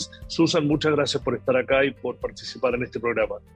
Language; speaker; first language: Spanish; native; Spanish